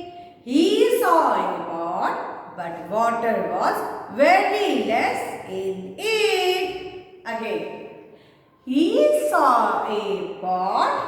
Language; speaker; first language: English; non-native, local second language; Hindi